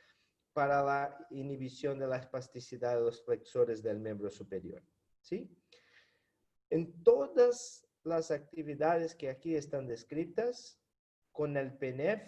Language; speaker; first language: Spanish; non-native, fluent; Portuguese